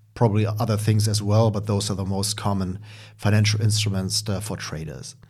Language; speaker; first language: English; non-native, fluent; German